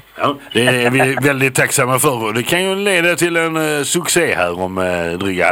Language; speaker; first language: Swedish; native; Swedish